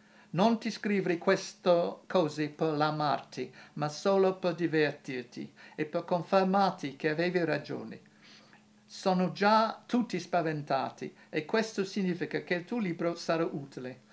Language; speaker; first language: Italian; non-native, fluent; English